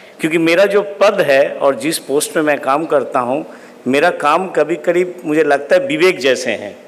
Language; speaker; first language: Hindi; non-native, local second language; Bangla